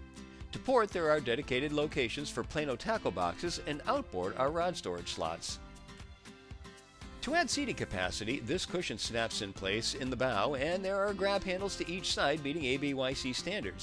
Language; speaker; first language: English; native; English